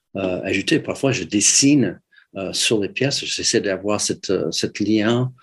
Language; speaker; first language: French; non-native, fluent; English